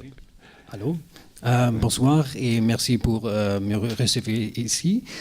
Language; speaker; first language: French; non-native, learner; German